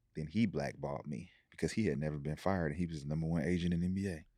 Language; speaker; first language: English; native; English